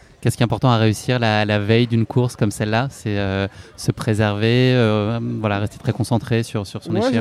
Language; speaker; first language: French; native; French